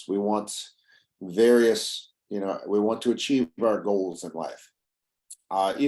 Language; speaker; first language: English; native; English